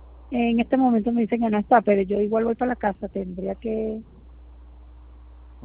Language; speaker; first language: Spanish; native; Spanish